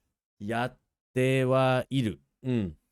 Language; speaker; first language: Japanese; non-native, fluent; English